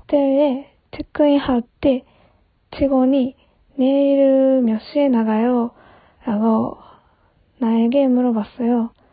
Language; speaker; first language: Korean; non-native, learner; Japanese